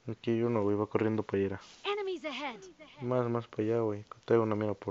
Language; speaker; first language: Spanish; native; Spanish